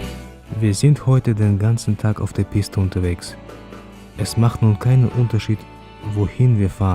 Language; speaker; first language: German; native; German